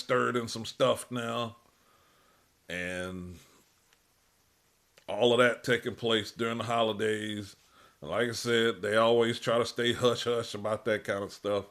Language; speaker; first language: English; native; English